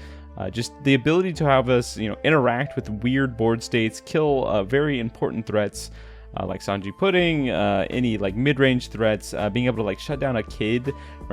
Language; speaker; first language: English; native; English